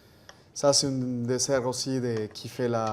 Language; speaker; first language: French; non-native, fluent; Spanish